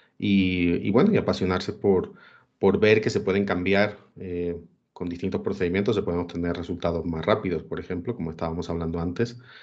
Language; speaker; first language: Spanish; native; Spanish